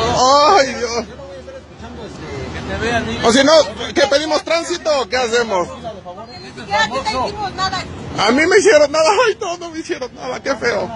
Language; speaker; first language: Spanish; native; Spanish